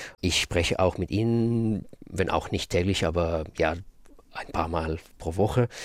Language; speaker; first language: German; non-native, fluent; Russian